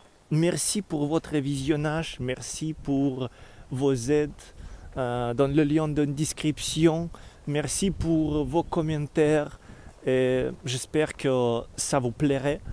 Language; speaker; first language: French; non-native, learner; Russian